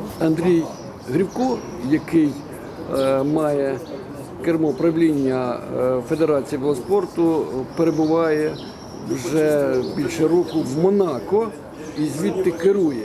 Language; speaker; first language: Ukrainian; native; Ukrainian